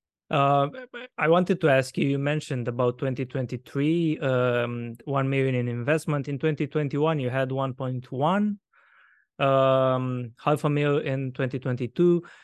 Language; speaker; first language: English; non-native, fluent; Romanian